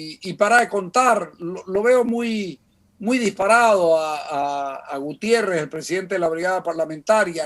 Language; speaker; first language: Spanish; native; Spanish